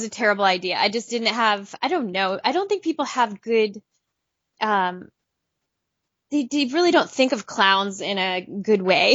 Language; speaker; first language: English; native; English